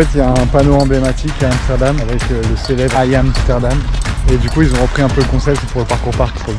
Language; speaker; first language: French; native; French